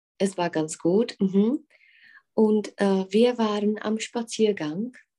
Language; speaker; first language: German; non-native, fluent; Czech